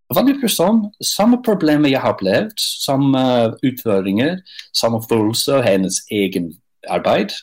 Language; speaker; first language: Norwegian; non-native, fluent; English